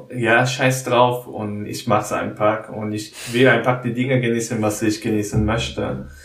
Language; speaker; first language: German; non-native, learner; Korean